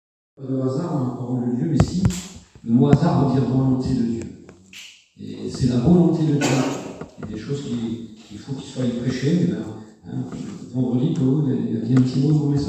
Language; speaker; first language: French; native; French